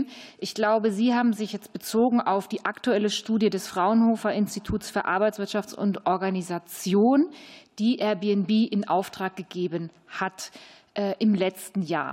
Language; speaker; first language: German; native; German